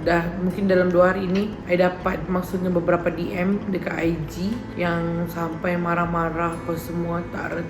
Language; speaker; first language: Malay; early bilingual, other home language; Indonesian